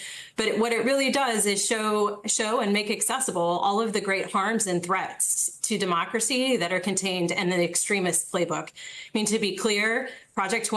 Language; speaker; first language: English; native; English